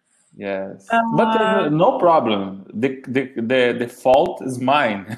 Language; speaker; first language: English; non-native, learner; Portuguese